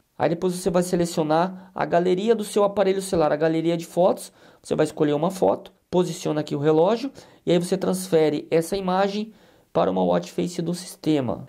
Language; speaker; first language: Portuguese; native; Portuguese